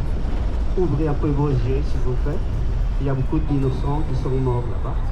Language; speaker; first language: French; early bilingual, other home language; Khmer